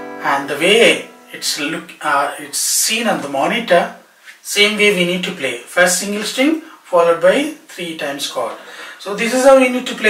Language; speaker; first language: English; non-native, local second language; Telugu